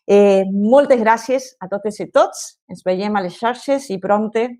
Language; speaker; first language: Catalan; non-native, local second language; Spanish